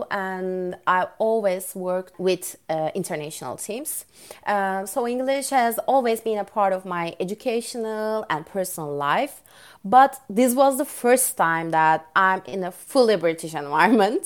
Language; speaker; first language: English; non-native, fluent; Turkish